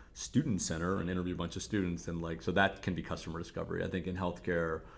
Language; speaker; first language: English; native; English